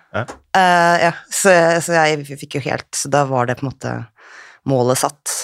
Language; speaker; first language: Norwegian; native; Norwegian